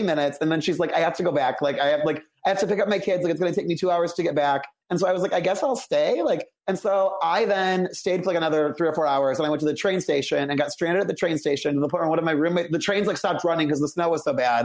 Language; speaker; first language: English; native; English